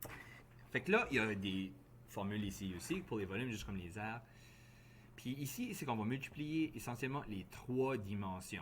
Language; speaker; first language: French; native; French